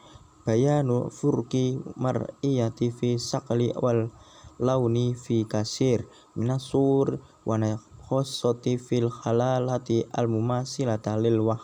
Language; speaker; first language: Arabic; non-native, learner; Indonesian